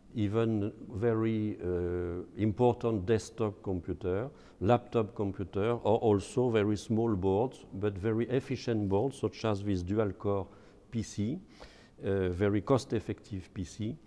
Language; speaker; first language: English; non-native, fluent; French